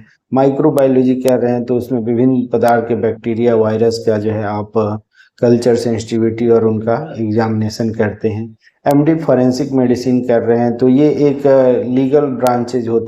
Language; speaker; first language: Hindi; native; Hindi